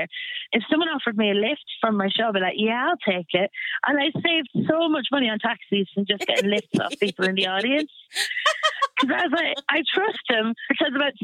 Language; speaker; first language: English; native; English